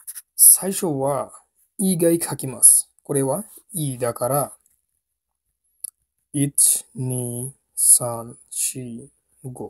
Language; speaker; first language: Japanese; non-native, learner; Bangla